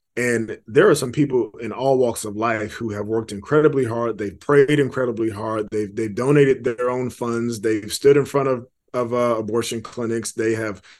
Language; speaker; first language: English; native; English